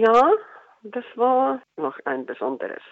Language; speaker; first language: German; non-native, learner; Icelandic